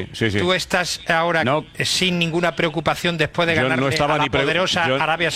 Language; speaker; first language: Spanish; native; Spanish